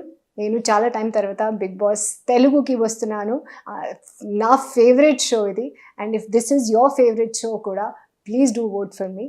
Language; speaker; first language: Telugu; non-native, fluent; Hindi